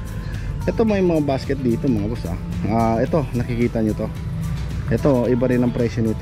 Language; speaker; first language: Filipino; native; Filipino